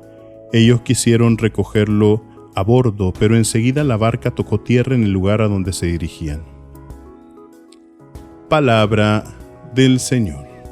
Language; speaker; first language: Spanish; native; Spanish